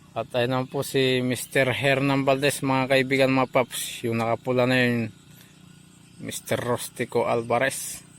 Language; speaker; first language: Filipino; native; Filipino